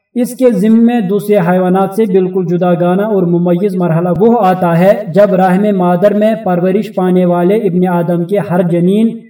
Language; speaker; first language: Urdu; native; Urdu